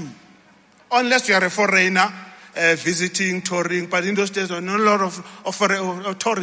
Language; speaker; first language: English; non-native, local second language; Zulu